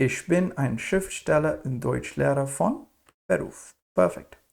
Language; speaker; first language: German; non-native, fluent; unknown